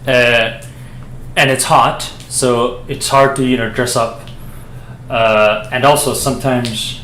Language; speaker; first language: English; early bilingual, other home language; Persian